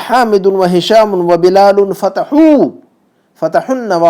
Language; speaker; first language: Arabic; non-native, fluent; Urdu